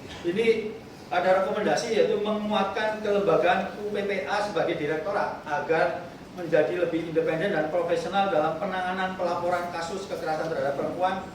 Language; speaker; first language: Indonesian; native; Indonesian